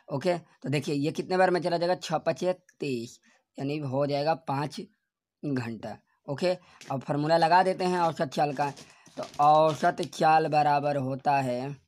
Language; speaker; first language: Hindi; native; Hindi